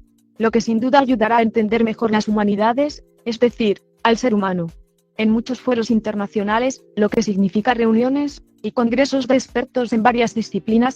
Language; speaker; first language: Spanish; native; Spanish